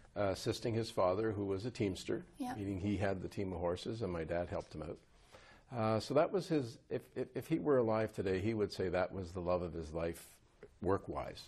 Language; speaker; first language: English; native; English